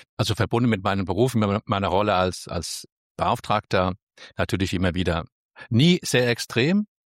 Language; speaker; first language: German; early bilingual, other home language; Spanish